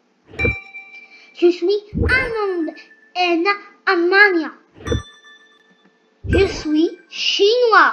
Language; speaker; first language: French; non-native, learner; Arabic